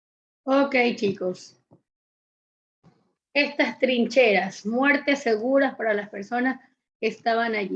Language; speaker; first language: Spanish; native; Spanish